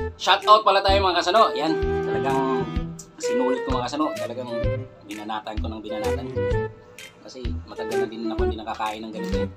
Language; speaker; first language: Filipino; non-native, local second language; Cebuano